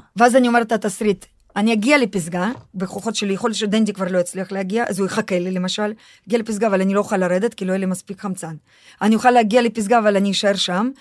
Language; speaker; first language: Hebrew; non-native, fluent; Russian